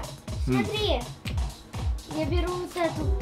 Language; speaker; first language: Russian; early bilingual, heritage; Russian